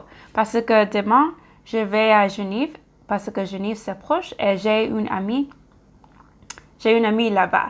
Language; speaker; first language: French; non-native, learner; English